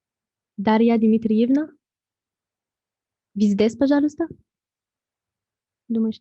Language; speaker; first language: Russian; non-native, learner; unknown